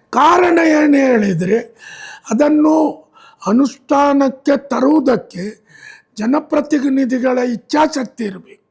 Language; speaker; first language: Kannada; native; Kannada